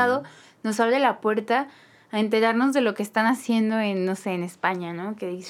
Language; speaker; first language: Spanish; native; Spanish